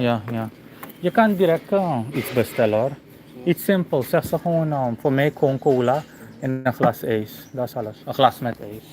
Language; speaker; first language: Dutch; non-native, fluent; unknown